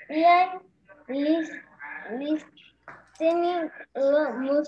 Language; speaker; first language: English; non-native, learner; Spanish